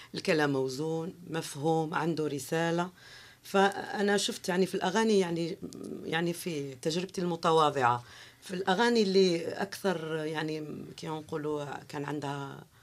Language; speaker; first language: Arabic; non-native, local second language; Kabyle